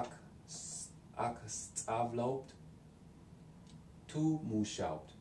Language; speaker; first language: Georgian; non-native, learner; English